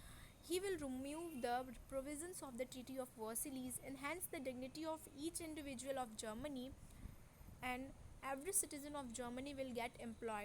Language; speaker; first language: English; non-native, local second language; Hindi